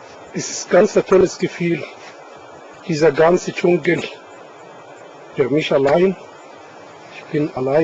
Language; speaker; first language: German; non-native, fluent; Arabic